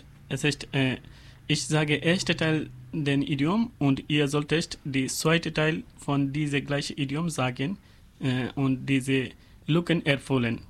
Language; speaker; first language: German; non-native, learner; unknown